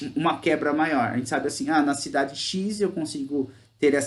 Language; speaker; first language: Portuguese; native; Portuguese